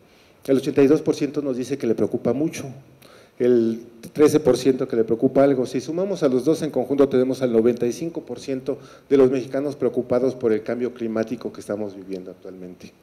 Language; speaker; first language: Spanish; native; Spanish